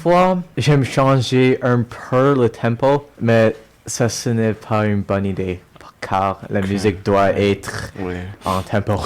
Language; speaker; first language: French; non-native, local second language; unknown